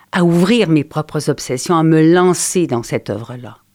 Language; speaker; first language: French; native; French